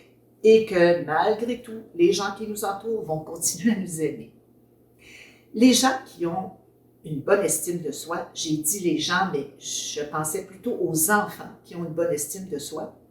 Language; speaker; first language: French; native; French